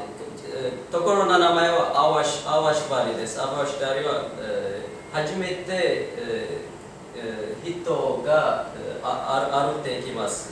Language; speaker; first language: Japanese; non-native, learner; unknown